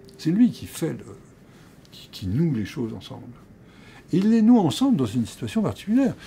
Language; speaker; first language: French; native; French